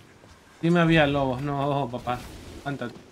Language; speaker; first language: Spanish; native; Spanish